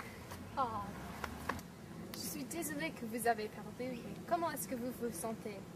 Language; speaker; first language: French; non-native, learner; English